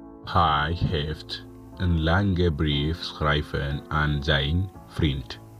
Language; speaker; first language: Dutch; non-native, fluent; Tigrinya